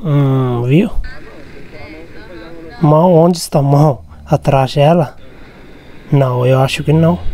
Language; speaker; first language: Portuguese; non-native, learner; Hindi